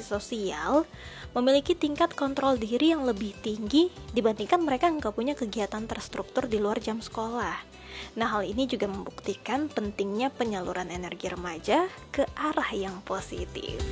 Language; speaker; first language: Indonesian; native; Indonesian